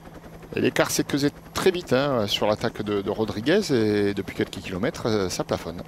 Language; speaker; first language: French; native; French